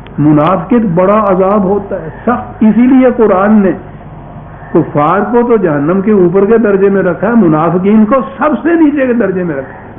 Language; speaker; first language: Urdu; non-native, local second language; Punjabi